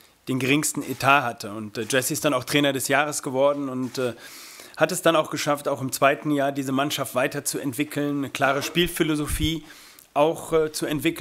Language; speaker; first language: German; native; German